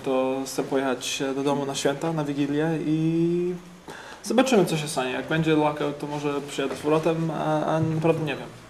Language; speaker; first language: Polish; early bilingual, heritage; English